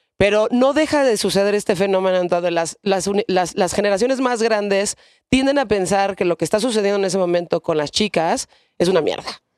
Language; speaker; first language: Spanish; native; Spanish